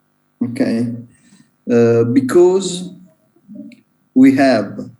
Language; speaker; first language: English; non-native, learner; Italian